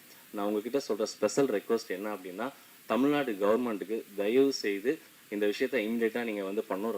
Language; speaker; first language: Tamil; native; Tamil